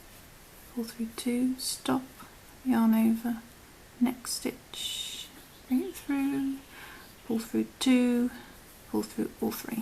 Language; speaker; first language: English; native; English